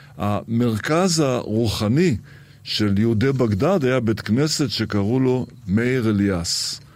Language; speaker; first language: Hebrew; early bilingual, other home language; Arabic